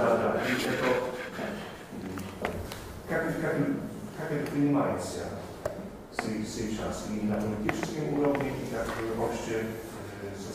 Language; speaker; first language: Russian; non-native, fluent; Polish